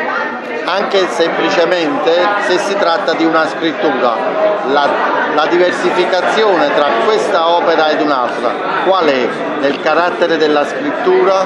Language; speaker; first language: Italian; native; Italian